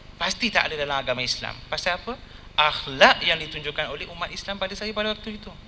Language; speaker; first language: Malay; non-native, local second language; Tamil